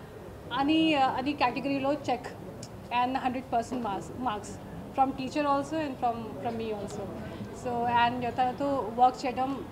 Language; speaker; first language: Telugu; non-native, learner; Hindi